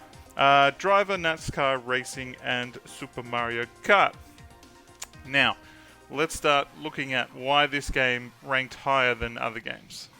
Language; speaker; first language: English; native; English